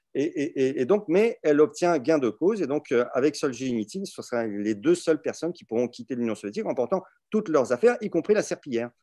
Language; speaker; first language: French; early bilingual, other home language; Russian